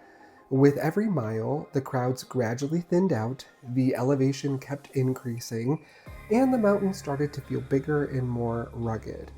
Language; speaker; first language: English; native; English